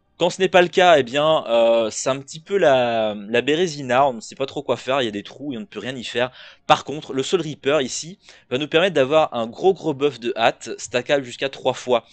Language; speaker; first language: French; native; French